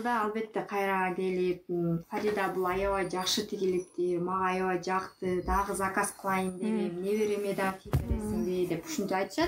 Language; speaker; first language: Kyrgyz; native; Kyrgyz